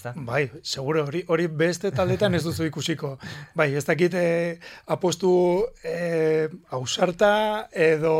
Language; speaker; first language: Basque; non-native, local second language; Spanish